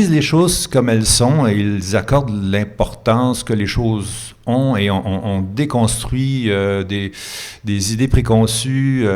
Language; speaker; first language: French; native; French